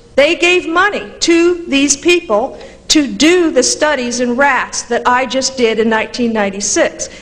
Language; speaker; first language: English; native; English